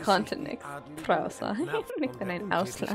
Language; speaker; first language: German; non-native, learner; English